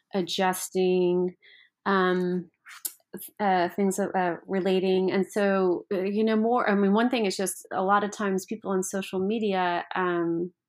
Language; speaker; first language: English; native; English